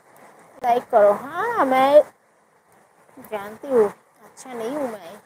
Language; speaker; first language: Hindi; non-native, local second language; Bangla